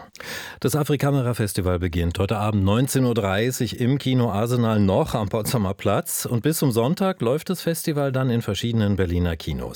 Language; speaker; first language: German; native; German